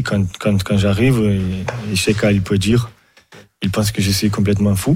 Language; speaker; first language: French; non-native, fluent; Portuguese